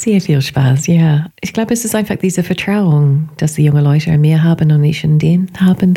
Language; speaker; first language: German; non-native, fluent; English